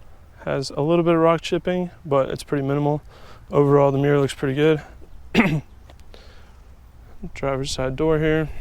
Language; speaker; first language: English; native; English